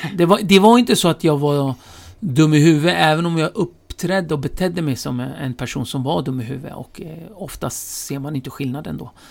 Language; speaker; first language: Swedish; early bilingual, other home language; Kurdish